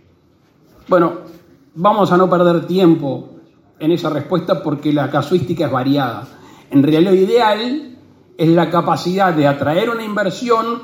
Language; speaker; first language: Spanish; native; Spanish